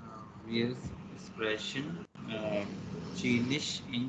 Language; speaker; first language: German; non-native, learner; Hindi